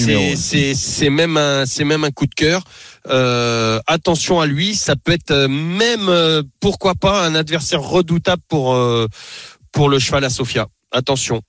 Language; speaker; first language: French; native; French